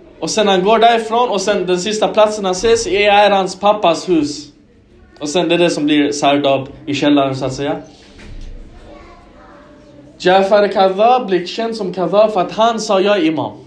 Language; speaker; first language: Swedish; early bilingual, other home language; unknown